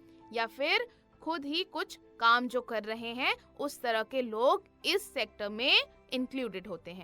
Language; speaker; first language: Hindi; native; Hindi